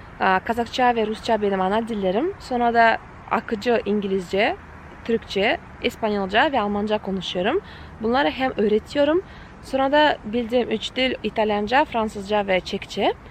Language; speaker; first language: Turkish; non-native, fluent; Kazakh